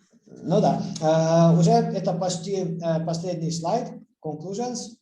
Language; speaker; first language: Russian; non-native, fluent; Hungarian